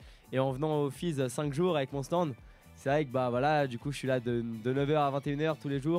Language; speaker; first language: French; native; French